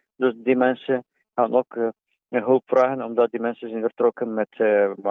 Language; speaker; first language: Dutch; non-native, learner; Ukrainian